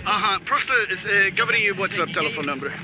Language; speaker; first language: Russian; non-native, learner; English